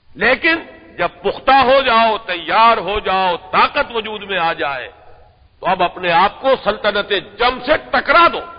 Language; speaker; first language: Urdu; native; Urdu